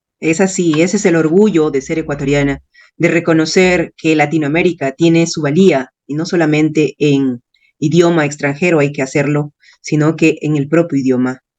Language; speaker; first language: Spanish; native; Spanish